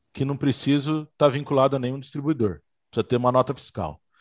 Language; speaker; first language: Portuguese; native; Portuguese